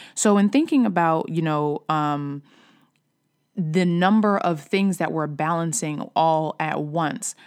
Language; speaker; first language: English; native; English